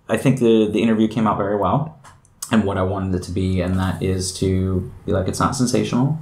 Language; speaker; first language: English; native; English